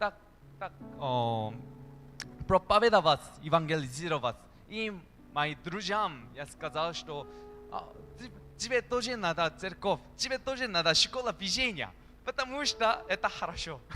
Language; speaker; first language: Russian; non-native, learner; Korean